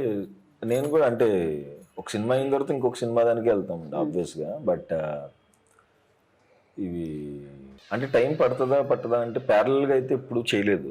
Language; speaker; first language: Telugu; native; Telugu